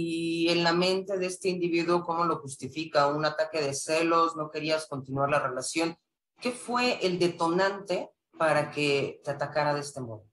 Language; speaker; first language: Spanish; native; Spanish